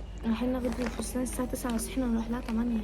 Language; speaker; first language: Arabic; native; Arabic